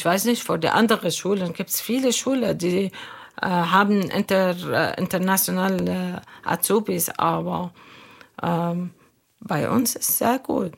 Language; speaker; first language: German; non-native, learner; Arabic